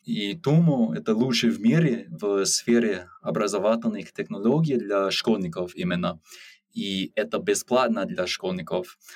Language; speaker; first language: Russian; non-native, learner; English